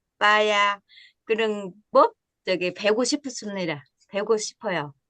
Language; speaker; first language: Korean; non-native, learner; Vietnamese